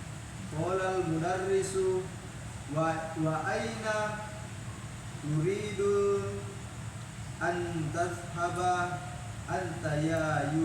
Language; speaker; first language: Arabic; non-native, learner; Indonesian